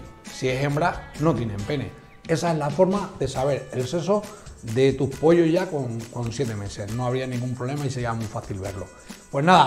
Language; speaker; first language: Spanish; native; Spanish